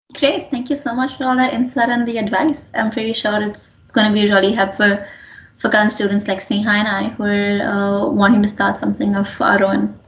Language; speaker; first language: English; non-native, local second language; Hindi